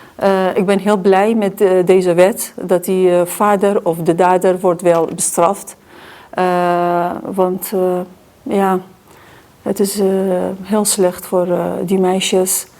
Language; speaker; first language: Dutch; non-native, fluent; Kurdish